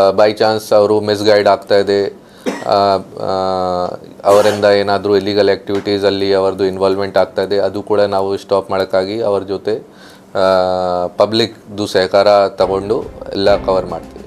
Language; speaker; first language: Kannada; non-native, fluent; Hindi